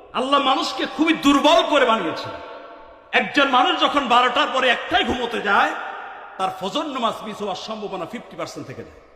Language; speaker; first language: Bangla; native; Bangla